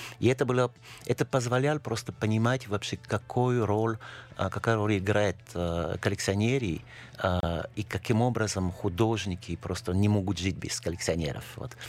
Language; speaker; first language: Russian; non-native, fluent; French